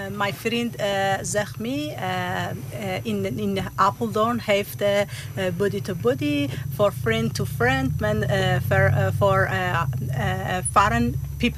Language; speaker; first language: Dutch; non-native, learner; Persian